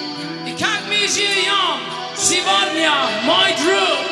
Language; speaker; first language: Russian; non-native, learner; German